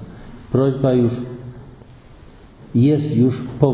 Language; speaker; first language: Polish; native; Polish